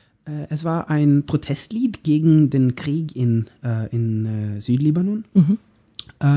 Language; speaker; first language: German; non-native, learner; Norwegian